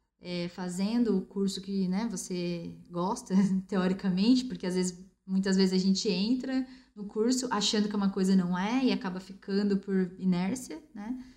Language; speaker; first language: Portuguese; native; Portuguese